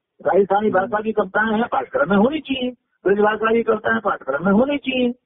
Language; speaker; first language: Hindi; native; Hindi